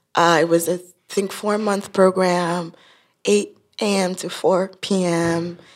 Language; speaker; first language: English; non-native, local second language; Yoruba